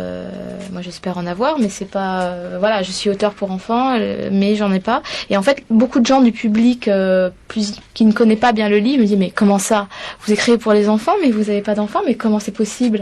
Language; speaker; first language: French; native; French